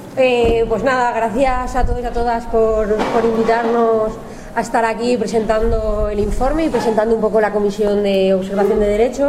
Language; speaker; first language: Spanish; native; Spanish